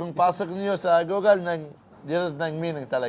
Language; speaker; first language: Filipino; non-native, learner; Arabic